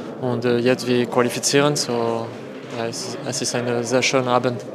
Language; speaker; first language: German; non-native, learner; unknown